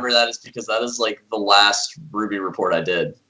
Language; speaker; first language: English; native; English